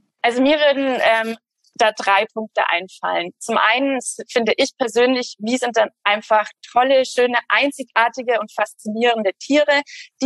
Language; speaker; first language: German; native; German